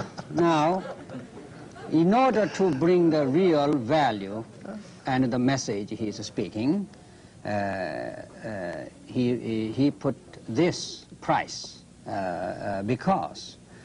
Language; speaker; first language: English; non-native, fluent; Korean